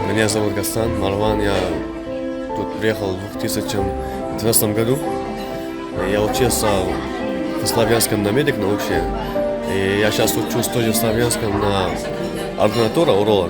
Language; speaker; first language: Russian; non-native, fluent; Arabic